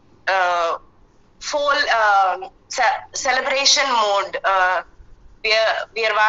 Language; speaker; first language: German; non-native, learner; Hindi